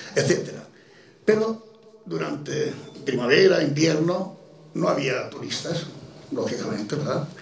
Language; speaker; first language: Spanish; native; Spanish